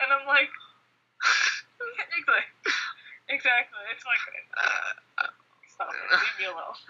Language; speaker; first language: English; native; English